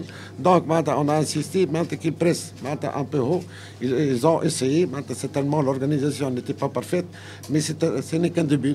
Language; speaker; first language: French; non-native, local second language; Arabic